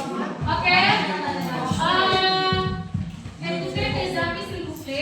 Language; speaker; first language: French; non-native, learner; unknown